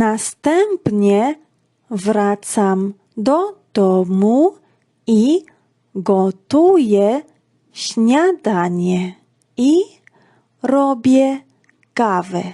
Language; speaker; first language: Polish; non-native, fluent; Georgian